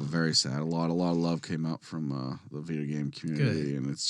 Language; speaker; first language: English; native; English